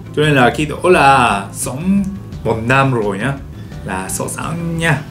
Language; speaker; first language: Vietnamese; non-native, learner; Japanese